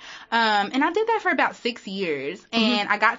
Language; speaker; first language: English; native; English